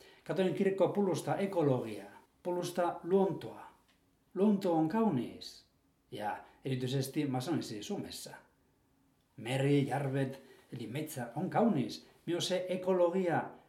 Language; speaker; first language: Finnish; non-native, fluent; Spanish